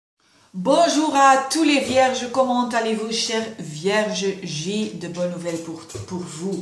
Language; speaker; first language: French; non-native, fluent; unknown